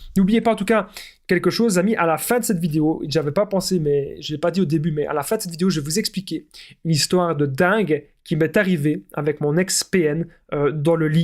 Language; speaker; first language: French; native; French